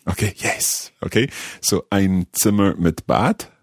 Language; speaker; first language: German; non-native, learner; English